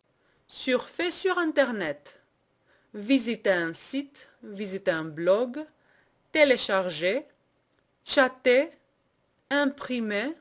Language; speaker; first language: French; non-native, fluent; Greek